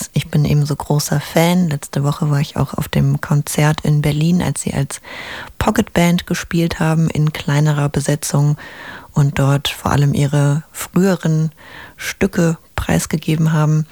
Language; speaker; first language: German; native; German